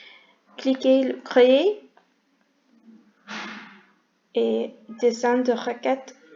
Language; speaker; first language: French; non-native, learner; English